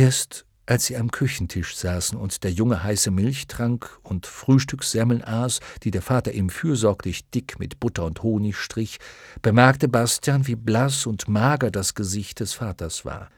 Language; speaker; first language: German; native; German